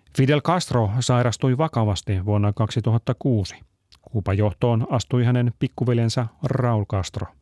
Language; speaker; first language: Finnish; native; Finnish